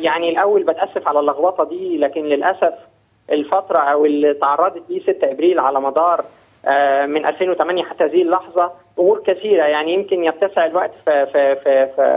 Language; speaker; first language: Arabic; native; Arabic